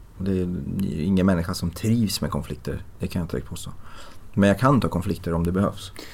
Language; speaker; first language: Swedish; early bilingual, other home language; Persian